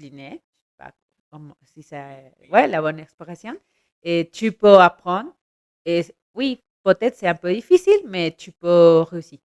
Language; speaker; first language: French; non-native, learner; Spanish